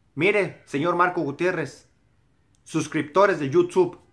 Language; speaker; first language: Spanish; native; Spanish